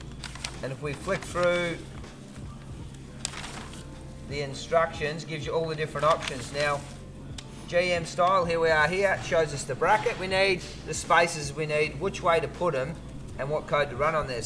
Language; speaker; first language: English; native; English